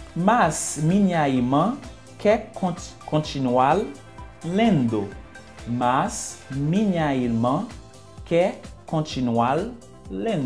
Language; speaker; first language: Portuguese; non-native, fluent; Haitian Creole